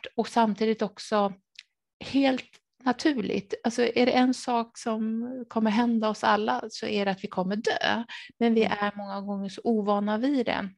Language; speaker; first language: Swedish; native; Swedish